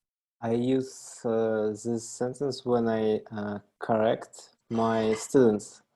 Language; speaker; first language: English; non-native, learner; Russian